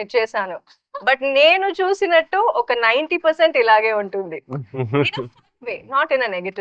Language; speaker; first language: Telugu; early bilingual, heritage; Kannada